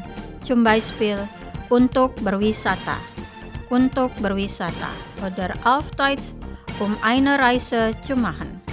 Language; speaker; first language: German; non-native, fluent; Indonesian